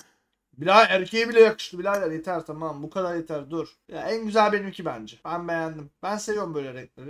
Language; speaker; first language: Turkish; native; Turkish